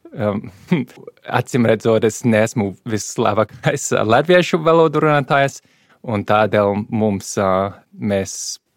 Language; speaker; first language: Latvian; non-native, learner; English